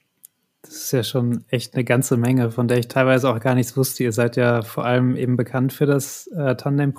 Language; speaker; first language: German; native; German